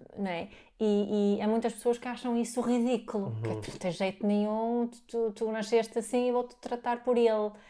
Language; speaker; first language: Portuguese; non-native, fluent; Swedish